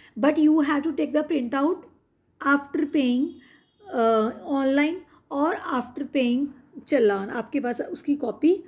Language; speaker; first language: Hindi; non-native, local second language; Punjabi